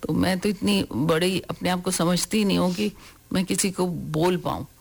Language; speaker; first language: Hindi; native; Hindi